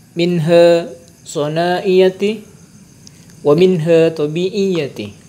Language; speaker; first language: Arabic; non-native, learner; Indonesian